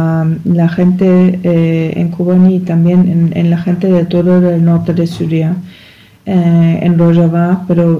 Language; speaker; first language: Spanish; non-native, learner; German